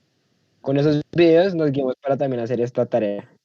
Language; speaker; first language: Spanish; native; Spanish